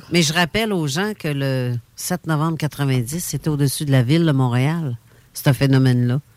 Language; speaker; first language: French; native; French